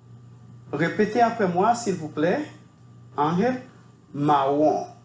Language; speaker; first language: French; non-native, fluent; Spanish